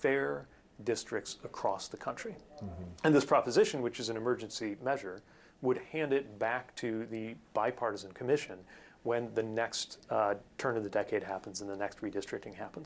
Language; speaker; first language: English; native; English